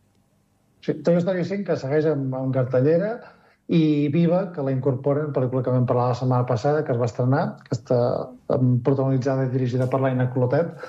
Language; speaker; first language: Catalan; native; Catalan